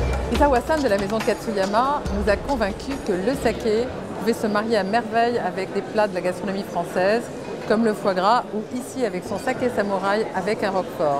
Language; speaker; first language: French; native; French